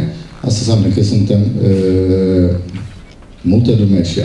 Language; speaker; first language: Romanian; non-native, learner; Turkish